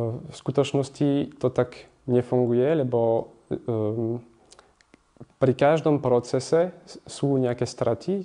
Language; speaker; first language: Slovak; non-native, fluent; French